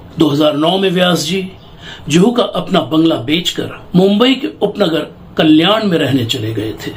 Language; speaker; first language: Hindi; native; Hindi